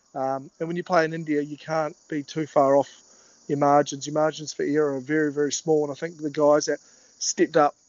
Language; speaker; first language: English; native; English